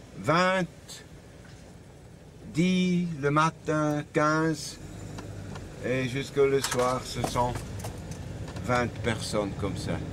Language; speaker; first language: French; non-native, local second language; German